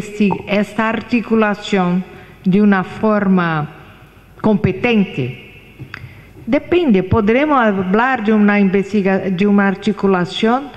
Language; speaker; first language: Spanish; non-native, fluent; Portuguese